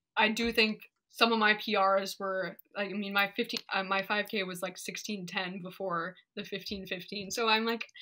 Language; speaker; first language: English; native; English